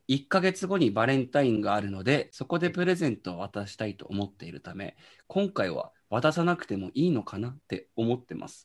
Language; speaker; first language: Japanese; native; Japanese